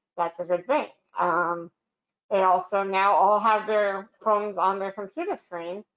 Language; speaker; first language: English; native; English